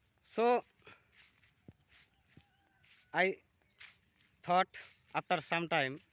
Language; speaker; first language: English; non-native, learner; Bangla